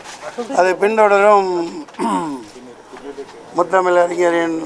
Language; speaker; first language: Tamil; native; Tamil